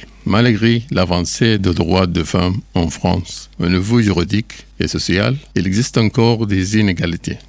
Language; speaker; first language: French; non-native, learner; Arabic